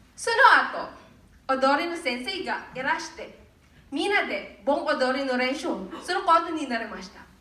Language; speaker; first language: Japanese; non-native, learner; Filipino